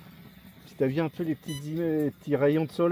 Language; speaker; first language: French; native; French